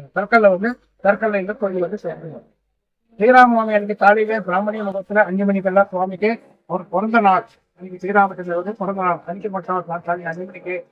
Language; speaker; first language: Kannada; non-native, local second language; Tamil